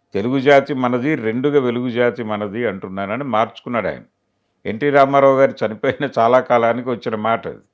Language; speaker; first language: Telugu; native; Telugu